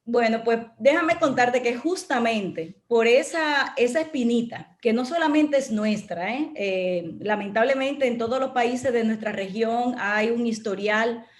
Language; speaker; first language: Spanish; native; Spanish